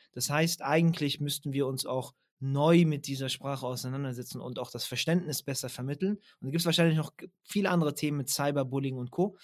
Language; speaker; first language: German; early bilingual, other home language; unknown